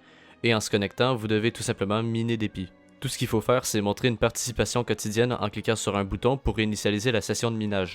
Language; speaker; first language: French; native; French